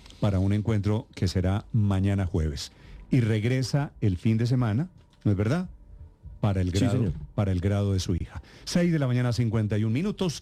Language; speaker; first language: Spanish; native; Spanish